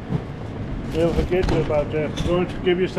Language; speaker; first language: English; non-native, learner; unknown